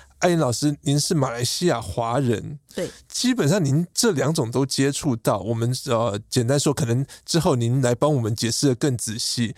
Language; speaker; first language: Chinese; native; Chinese